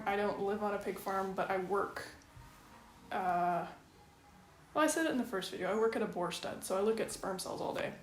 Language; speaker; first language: English; native; English